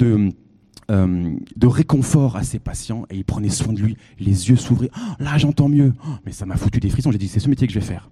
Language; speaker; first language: French; native; French